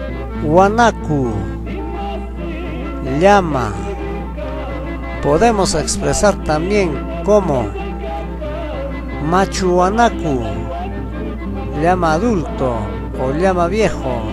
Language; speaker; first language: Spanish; non-native, local second language; Quechua